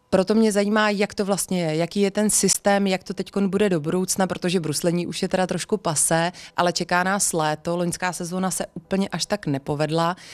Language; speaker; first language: Czech; native; Czech